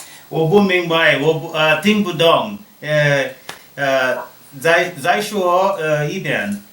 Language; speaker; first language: Chinese; non-native, learner; English